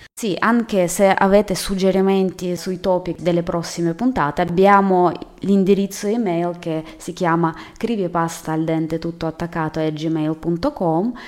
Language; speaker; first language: Italian; non-native, fluent; Russian